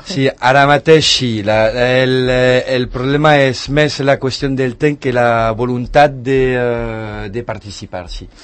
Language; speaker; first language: Catalan; non-native, learner; French